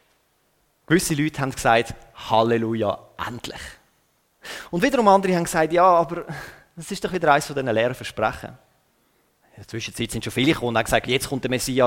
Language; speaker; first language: German; native; German